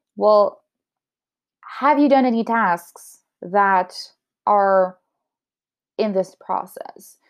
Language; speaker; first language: English; non-native, local second language; French